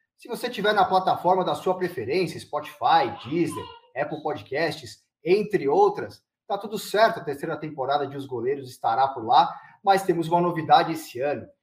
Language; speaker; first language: Portuguese; native; Portuguese